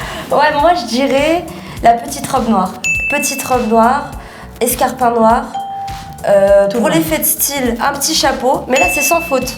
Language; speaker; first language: French; native; French